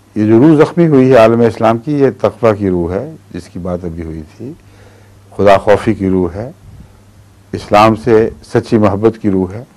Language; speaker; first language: Urdu; native; Urdu